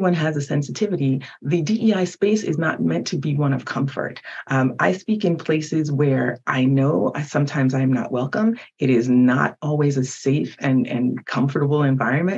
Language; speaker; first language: English; early bilingual, other home language; Haitian Creole